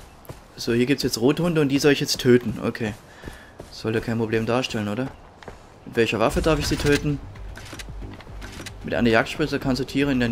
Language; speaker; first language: German; native; German